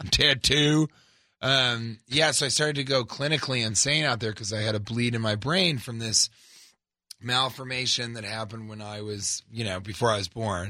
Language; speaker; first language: English; native; English